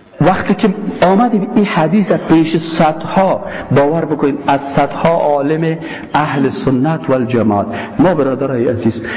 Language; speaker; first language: Persian; native; Persian